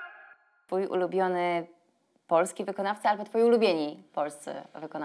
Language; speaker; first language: Polish; native; Polish